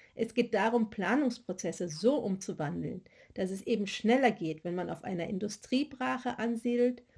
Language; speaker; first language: German; native; German